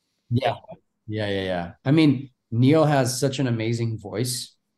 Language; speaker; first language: English; non-native, fluent; Bulgarian